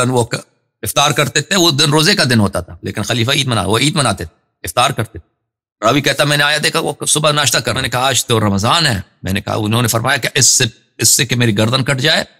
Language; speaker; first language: Urdu; non-native, fluent; Persian